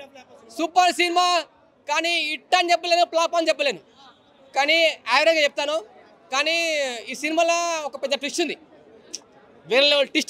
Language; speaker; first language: Telugu; native; Telugu